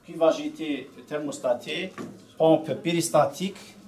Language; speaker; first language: French; non-native, local second language; Arabic